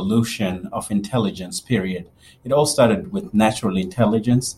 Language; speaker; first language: English; non-native, local second language; Shona